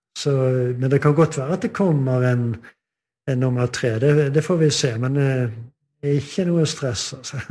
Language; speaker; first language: Norwegian; native; Norwegian